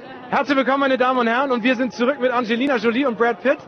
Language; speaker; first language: German; native; German